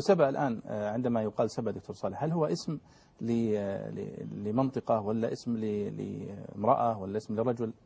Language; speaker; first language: Arabic; native; Arabic